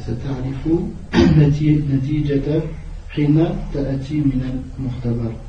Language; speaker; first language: Arabic; non-native, learner; French